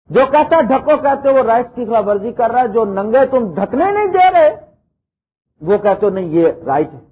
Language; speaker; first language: Urdu; native; Urdu